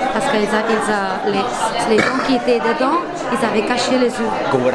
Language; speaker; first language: French; non-native, learner; Catalan